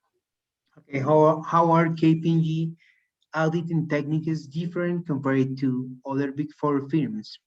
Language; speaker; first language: English; non-native, learner; Spanish